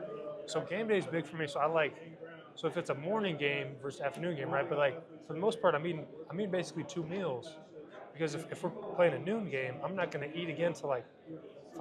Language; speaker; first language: English; native; English